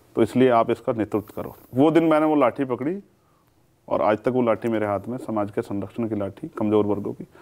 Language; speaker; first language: Hindi; native; Hindi